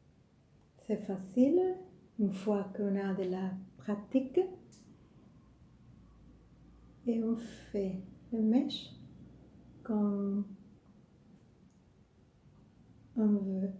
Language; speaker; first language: French; non-native, fluent; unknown